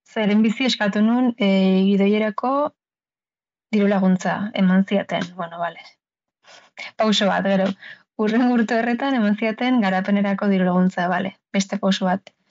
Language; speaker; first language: Basque; native; Basque